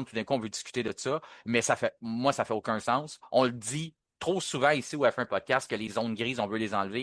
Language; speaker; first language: French; native; French